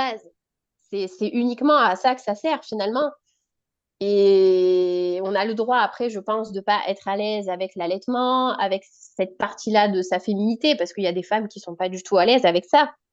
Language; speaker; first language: French; native; French